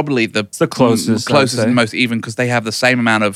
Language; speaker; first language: English; native; English